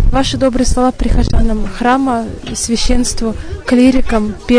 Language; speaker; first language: Russian; native; Russian